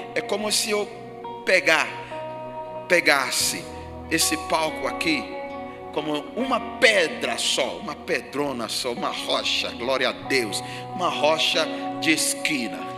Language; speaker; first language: Portuguese; non-native, fluent; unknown